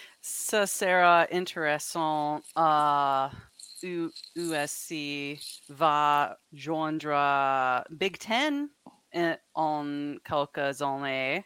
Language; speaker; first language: French; non-native, learner; English